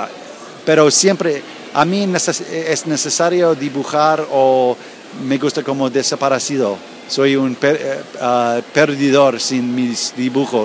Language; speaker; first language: Spanish; non-native, learner; English